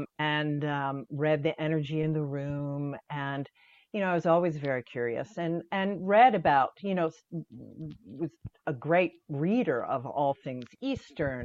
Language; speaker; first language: English; native; English